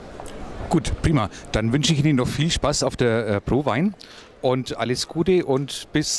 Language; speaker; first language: German; native; German